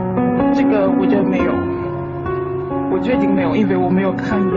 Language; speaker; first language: Chinese; non-native, learner; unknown